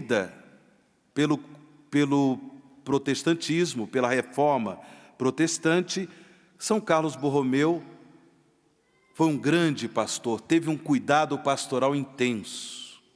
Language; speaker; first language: Portuguese; native; Portuguese